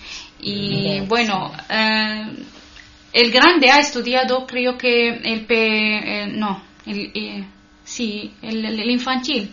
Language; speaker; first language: Spanish; non-native, learner; Arabic